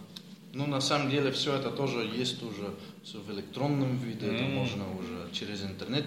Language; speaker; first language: Russian; non-native, learner; Dutch